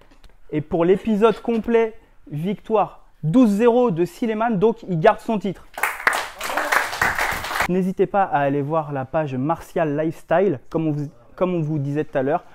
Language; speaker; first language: French; native; French